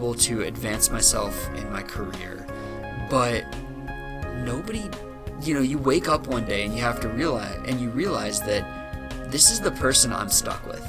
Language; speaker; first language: English; native; English